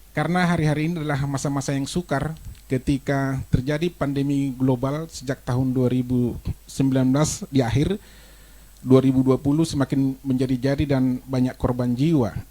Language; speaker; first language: Indonesian; non-native, local second language; Batak Toba